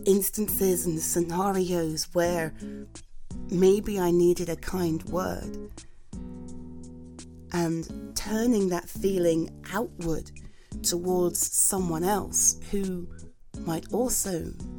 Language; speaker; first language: English; native; English